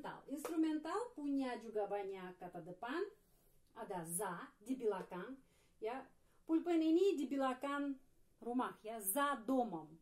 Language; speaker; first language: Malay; non-native, fluent; Russian